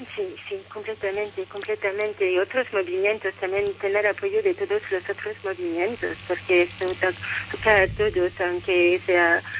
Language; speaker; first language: Spanish; non-native, fluent; French